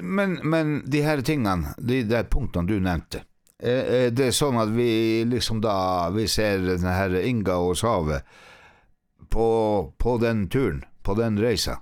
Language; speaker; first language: Norwegian; native; Norwegian